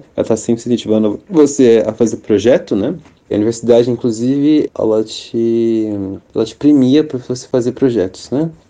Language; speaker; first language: Portuguese; native; Portuguese